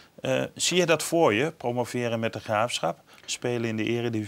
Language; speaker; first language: Dutch; native; Dutch